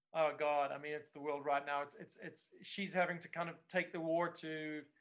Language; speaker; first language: English; native; English